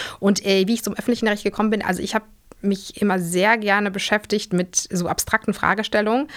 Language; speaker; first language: German; early bilingual, other home language; Polish